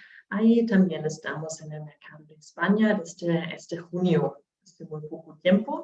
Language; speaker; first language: Spanish; non-native, learner; German